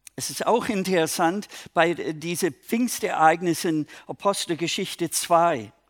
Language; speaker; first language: German; non-native, fluent; English